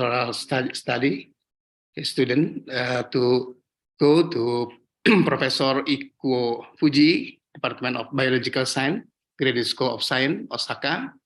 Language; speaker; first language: English; non-native, learner; Indonesian